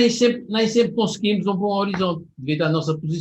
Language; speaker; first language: Portuguese; native; Portuguese